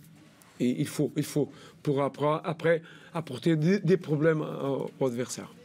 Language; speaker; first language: French; non-native, learner; Portuguese